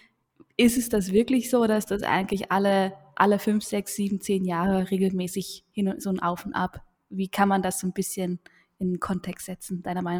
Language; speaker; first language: German; native; German